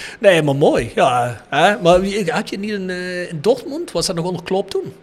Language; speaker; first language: Dutch; native; Dutch